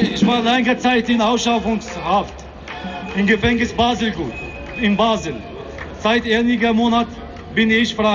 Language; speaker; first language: German; non-native, learner; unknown